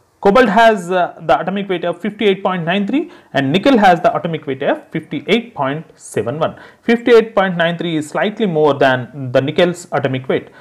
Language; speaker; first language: English; non-native, local second language; Telugu